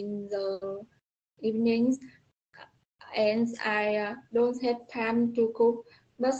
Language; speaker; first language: English; non-native, learner; Vietnamese